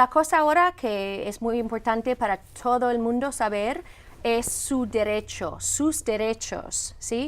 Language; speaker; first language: Spanish; non-native, fluent; English